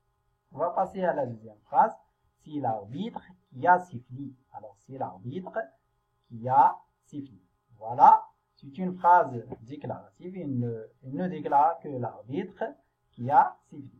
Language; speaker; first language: French; non-native, local second language; Arabic